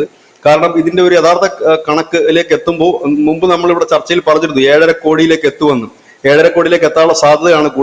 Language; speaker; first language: Malayalam; native; Malayalam